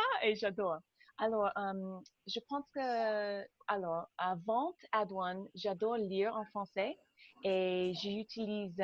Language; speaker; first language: French; non-native, learner; English